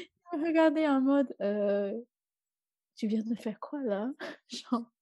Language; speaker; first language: French; non-native, fluent; English